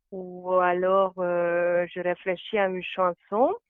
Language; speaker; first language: French; non-native, fluent; Hungarian